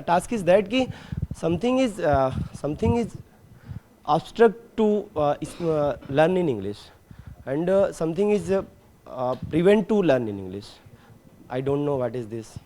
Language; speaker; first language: English; non-native, learner; Hindi